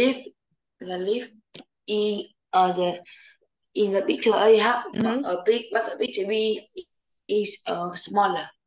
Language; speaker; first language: English; non-native, learner; Vietnamese